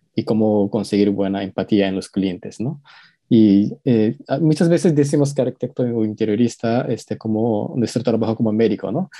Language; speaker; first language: Spanish; non-native, learner; Japanese